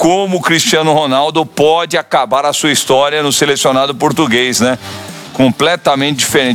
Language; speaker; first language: Portuguese; native; Portuguese